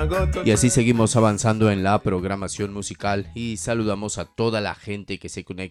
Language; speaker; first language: Spanish; native; Spanish